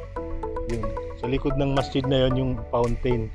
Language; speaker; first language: Filipino; non-native, local second language; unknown